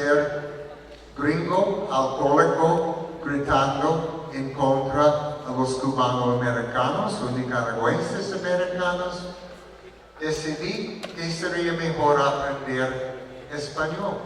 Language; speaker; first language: Spanish; non-native, learner; English